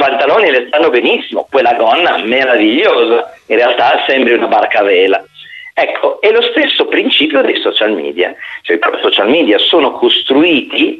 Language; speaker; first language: Italian; native; Italian